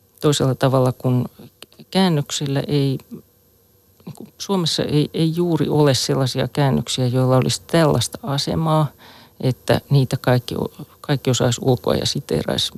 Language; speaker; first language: Finnish; native; Finnish